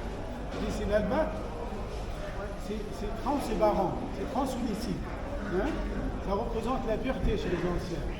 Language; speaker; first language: French; non-native, fluent; Arabic